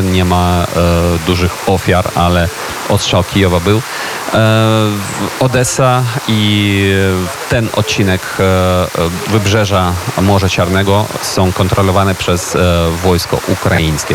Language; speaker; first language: Polish; non-native, fluent; Ukrainian